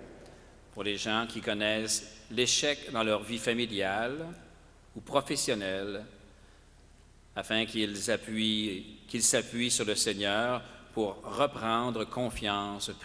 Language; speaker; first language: French; native; French